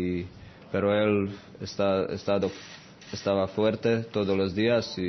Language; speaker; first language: Spanish; non-native, fluent; Croatian